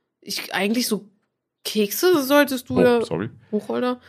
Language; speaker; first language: German; native; German